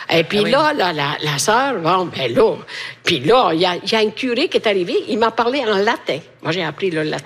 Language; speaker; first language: French; non-native, fluent; Italian